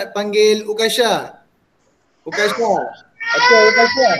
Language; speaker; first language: Malay; native; Malay